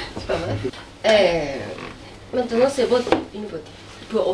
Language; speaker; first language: French; non-native, learner; Japanese